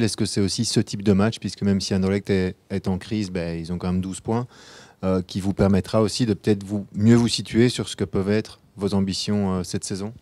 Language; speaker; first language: French; native; French